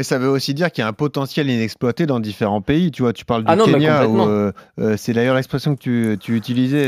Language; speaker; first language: French; native; French